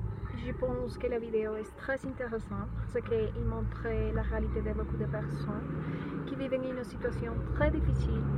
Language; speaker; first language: French; non-native, learner; Spanish